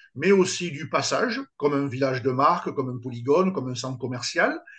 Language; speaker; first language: French; native; French